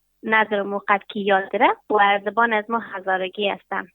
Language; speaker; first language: Persian; early bilingual, heritage; Persian